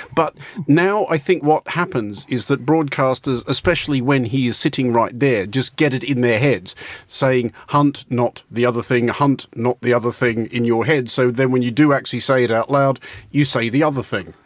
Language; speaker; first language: English; native; English